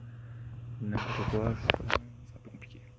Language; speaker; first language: French; native; French